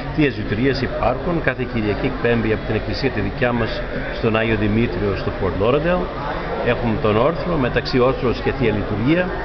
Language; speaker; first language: Greek; early bilingual, heritage; Greek